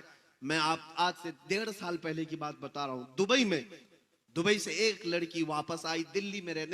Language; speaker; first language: Hindi; native; Hindi